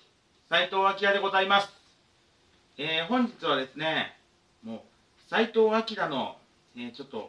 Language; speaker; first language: Japanese; native; Japanese